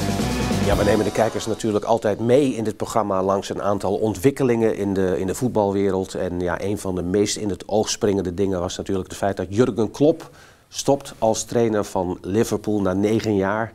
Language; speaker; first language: Dutch; native; Dutch